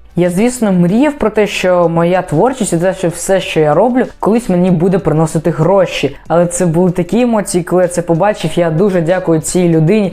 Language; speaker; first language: Ukrainian; non-native, local second language; Russian